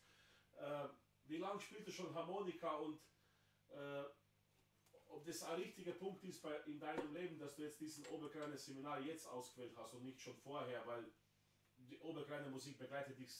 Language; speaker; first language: German; non-native, fluent; Slovenian